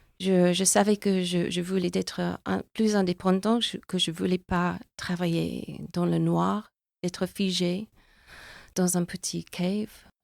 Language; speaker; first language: French; non-native, fluent; English